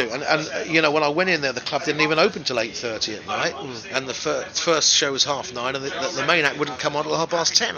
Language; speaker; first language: English; native; English